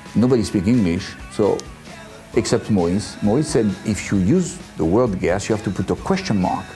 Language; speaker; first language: English; non-native, fluent; French